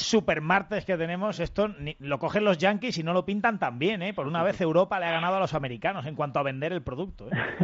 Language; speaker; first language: Spanish; native; Spanish